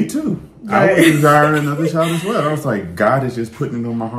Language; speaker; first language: English; native; English